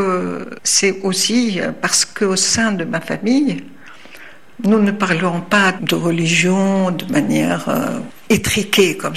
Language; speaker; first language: French; non-native, local second language; Arabic